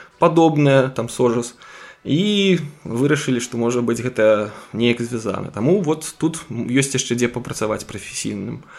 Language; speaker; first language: Belarusian; non-native, local second language; Russian